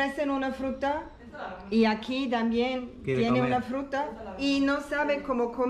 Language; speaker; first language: Spanish; non-native, learner; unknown